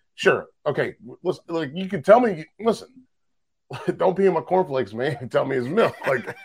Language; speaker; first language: English; native; English